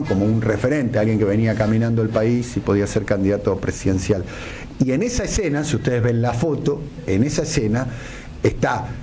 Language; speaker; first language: Spanish; native; Spanish